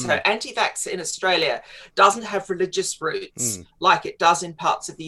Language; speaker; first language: English; native; English